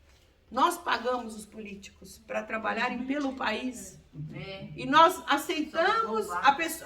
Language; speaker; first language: Portuguese; native; Portuguese